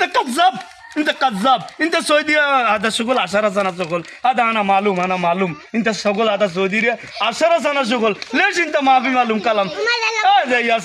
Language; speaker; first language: Arabic; non-native, learner; Bangla